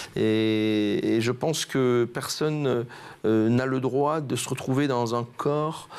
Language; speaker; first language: French; native; French